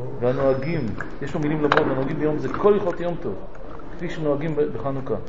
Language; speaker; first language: Hebrew; non-native, fluent; French